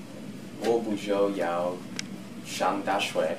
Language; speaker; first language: Chinese; non-native, learner; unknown